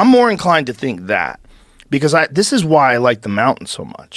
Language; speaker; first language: English; native; English